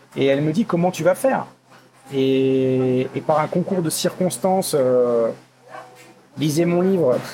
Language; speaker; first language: French; native; French